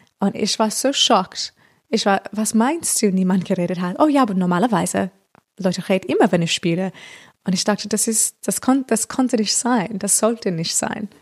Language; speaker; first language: German; non-native, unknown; English